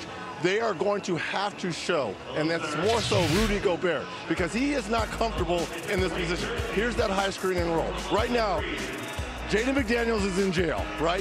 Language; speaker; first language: English; native; English